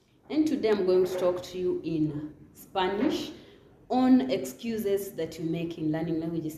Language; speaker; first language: English; non-native, local second language; Swahili